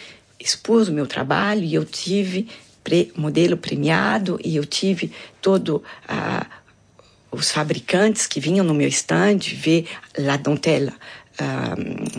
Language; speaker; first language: Portuguese; non-native, fluent; French